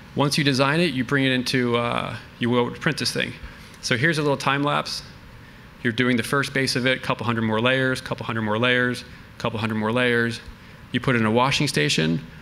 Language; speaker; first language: English; native; English